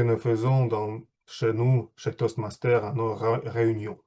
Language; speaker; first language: French; non-native, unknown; Russian